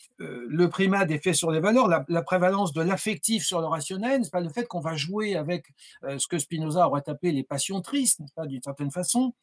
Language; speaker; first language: French; native; French